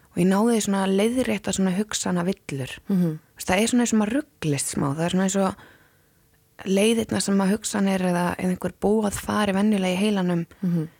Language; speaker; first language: Icelandic; native; Icelandic